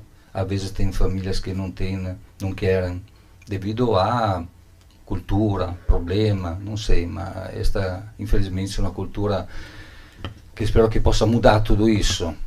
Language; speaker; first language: Portuguese; non-native, learner; Italian